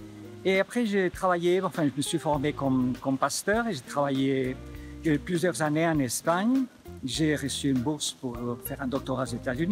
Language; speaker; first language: French; non-native, fluent; Spanish